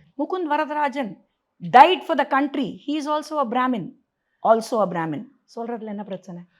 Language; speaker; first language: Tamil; native; Tamil